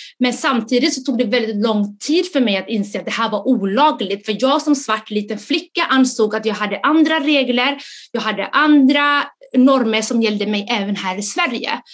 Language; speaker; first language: Swedish; early bilingual, other home language; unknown